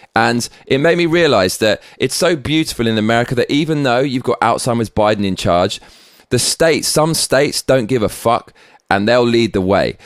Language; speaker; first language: English; native; English